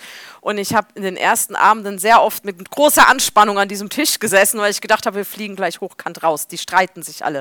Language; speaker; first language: German; native; German